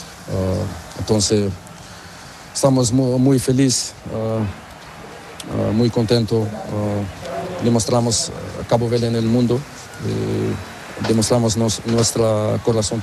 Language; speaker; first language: Spanish; non-native, learner; Portuguese